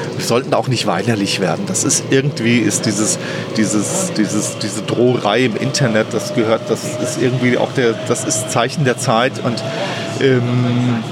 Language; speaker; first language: German; native; German